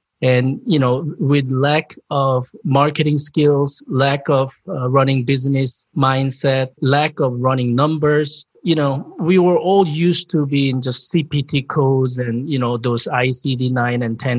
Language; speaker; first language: English; non-native, fluent; Korean